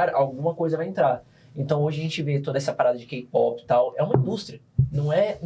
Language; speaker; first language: Portuguese; native; Portuguese